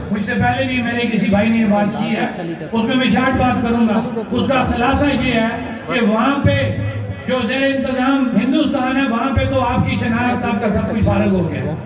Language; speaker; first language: Urdu; non-native, local second language; Pahari-Potwari